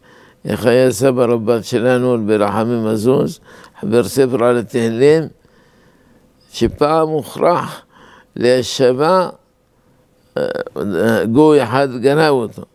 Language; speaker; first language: Hebrew; non-native, fluent; Arabic